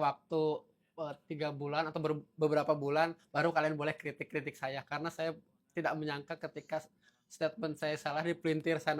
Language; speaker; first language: Indonesian; native; Indonesian